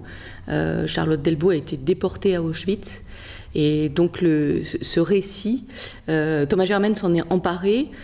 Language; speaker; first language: French; native; French